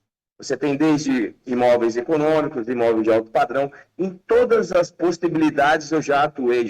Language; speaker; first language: Portuguese; native; Portuguese